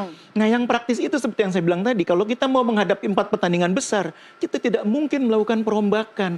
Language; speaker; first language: Indonesian; native; Indonesian